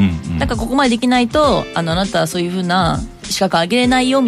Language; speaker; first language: Japanese; native; Japanese